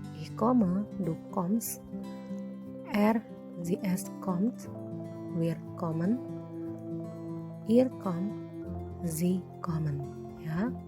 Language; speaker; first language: German; non-native, fluent; Indonesian